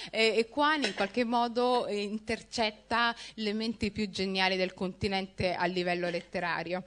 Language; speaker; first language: Italian; early bilingual, other home language; Somali